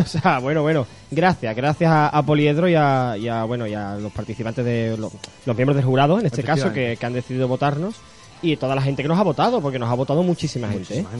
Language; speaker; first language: Spanish; native; Spanish